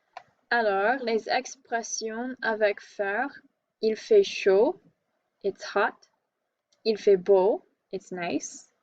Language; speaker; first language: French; non-native, fluent; English